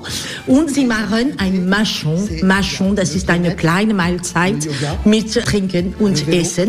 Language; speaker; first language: German; non-native, learner; French